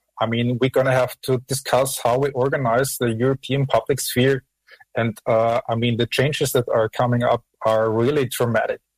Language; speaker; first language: English; non-native, fluent; German